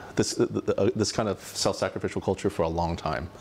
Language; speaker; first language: English; native; English